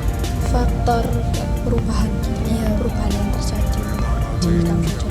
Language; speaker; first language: Indonesian; native; Indonesian